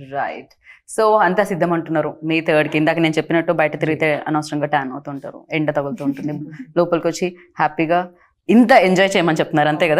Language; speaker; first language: Telugu; native; Telugu